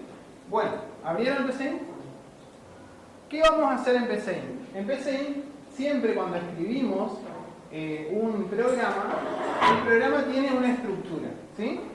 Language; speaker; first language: Spanish; native; Spanish